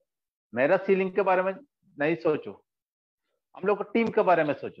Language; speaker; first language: Hindi; non-native, local second language; Malayalam